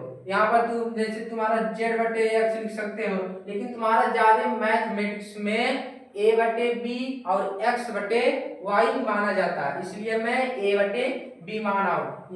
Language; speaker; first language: Hindi; native; Hindi